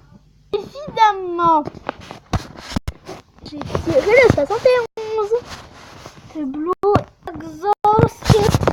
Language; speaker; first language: French; native; French